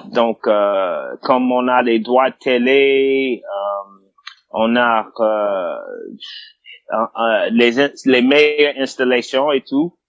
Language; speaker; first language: French; non-native, fluent; English